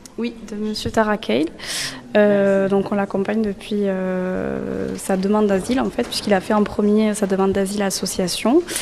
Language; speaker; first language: French; native; French